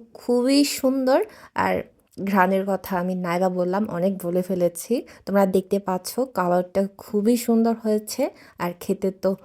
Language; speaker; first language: Bangla; non-native, local second language; Chakma